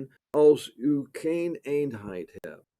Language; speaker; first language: Dutch; non-native, fluent; English